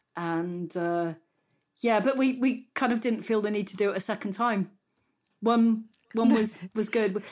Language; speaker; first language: English; native; English